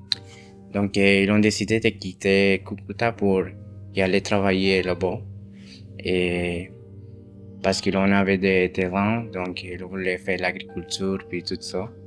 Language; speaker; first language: French; non-native, fluent; Spanish